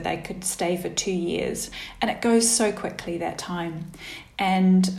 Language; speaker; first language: English; native; English